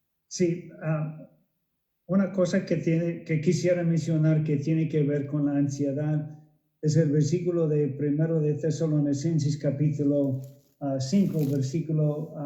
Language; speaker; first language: Spanish; non-native, fluent; English